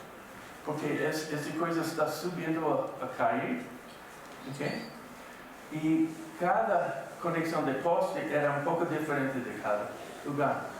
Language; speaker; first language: Portuguese; non-native, fluent; English